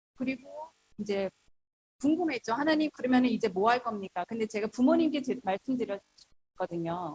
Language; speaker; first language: Korean; early bilingual, heritage; Korean